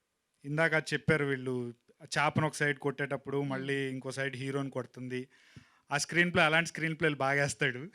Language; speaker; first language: Telugu; native; Telugu